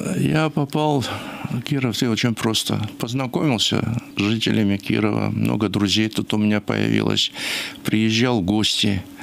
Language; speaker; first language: Russian; non-native, local second language; Georgian